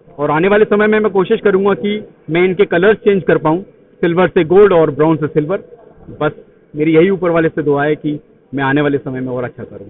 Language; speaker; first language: Hindi; native; Hindi